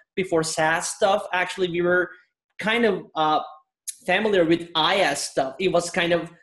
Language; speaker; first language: English; non-native, fluent; Turkish